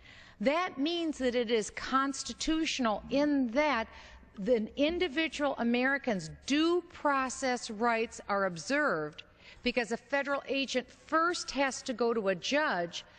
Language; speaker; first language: English; native; English